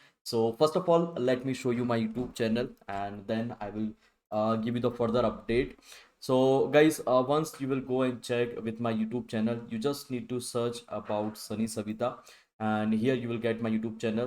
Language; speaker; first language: English; non-native, local second language; Hindi